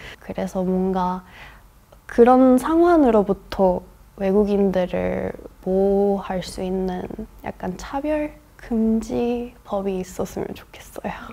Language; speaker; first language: Korean; non-native, fluent; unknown